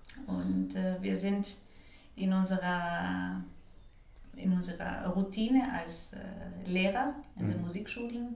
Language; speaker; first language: German; non-native, fluent; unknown